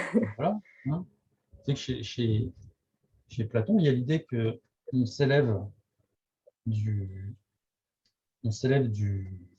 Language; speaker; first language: French; native; French